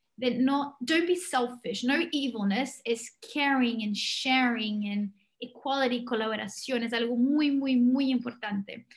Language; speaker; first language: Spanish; non-native, fluent; Portuguese